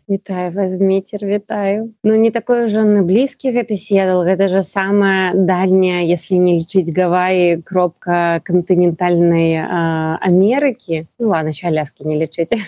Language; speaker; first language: Belarusian; non-native, local second language; Russian